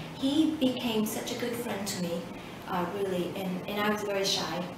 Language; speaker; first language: English; early bilingual, other home language; Vietnamese